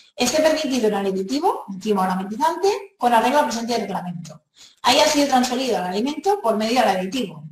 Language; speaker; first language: Spanish; non-native, local second language; Catalan